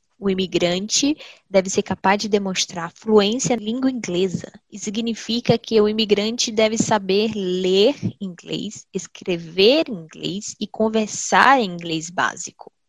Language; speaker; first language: Portuguese; native; Portuguese